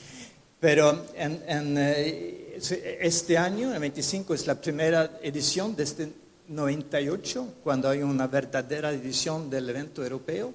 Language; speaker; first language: Spanish; non-native, fluent; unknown